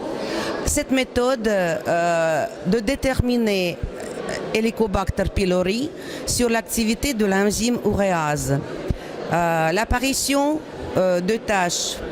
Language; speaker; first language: French; non-native, fluent; Russian